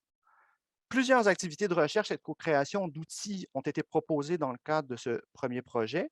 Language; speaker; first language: French; native; French